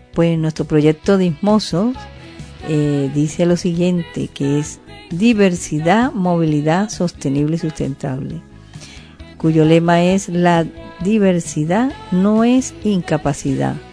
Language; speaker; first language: Spanish; native; Spanish